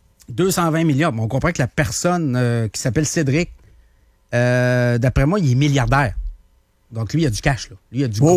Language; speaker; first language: French; native; French